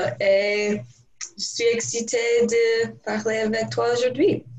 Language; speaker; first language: French; non-native, learner; English